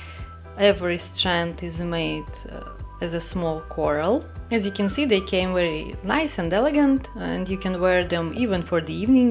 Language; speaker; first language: English; non-native, fluent; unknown